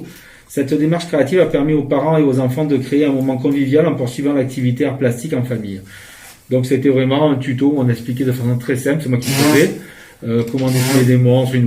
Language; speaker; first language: French; native; French